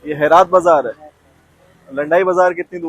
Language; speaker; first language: Hindi; native; Hindi